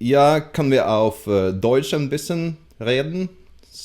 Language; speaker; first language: German; non-native, learner; Swedish